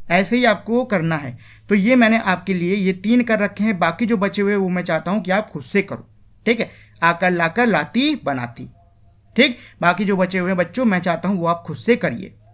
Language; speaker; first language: Hindi; native; Hindi